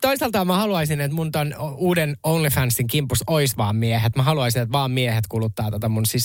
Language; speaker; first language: Finnish; native; Finnish